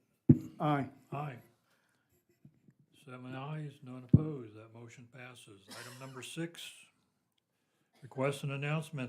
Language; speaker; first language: English; native; English